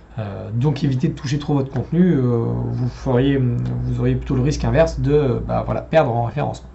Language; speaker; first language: French; native; French